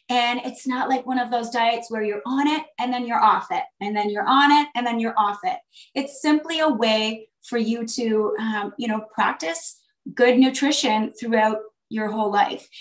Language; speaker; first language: English; native; English